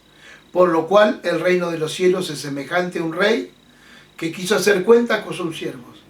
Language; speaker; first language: Spanish; native; Spanish